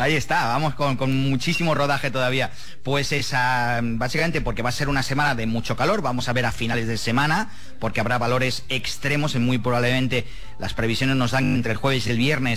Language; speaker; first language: Spanish; native; Spanish